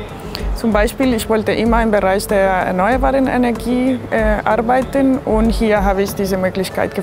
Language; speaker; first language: German; non-native, fluent; Spanish